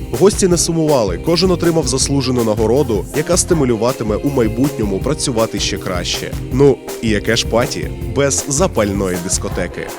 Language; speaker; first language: Ukrainian; native; Ukrainian